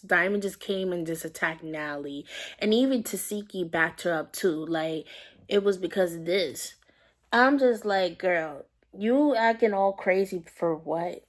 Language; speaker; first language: English; native; English